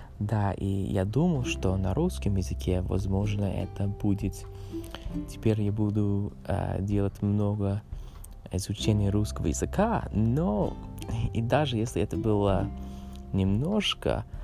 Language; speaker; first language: Russian; non-native, learner; English